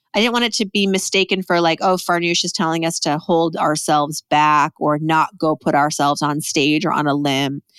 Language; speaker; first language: English; early bilingual, other home language; Persian